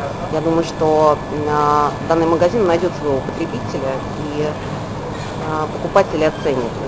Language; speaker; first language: Russian; native; Russian